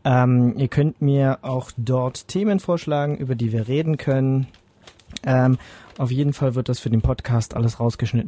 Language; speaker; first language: German; native; German